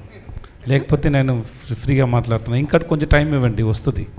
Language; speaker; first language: Telugu; non-native, learner; Tamil